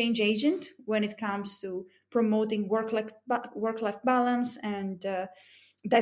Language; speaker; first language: English; non-native, fluent; Greek